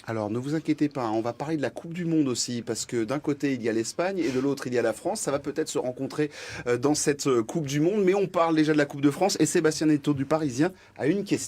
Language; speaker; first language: French; native; French